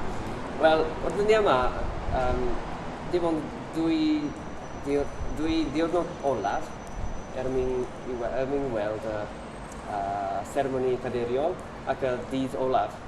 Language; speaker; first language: Welsh; non-native, learner; Japanese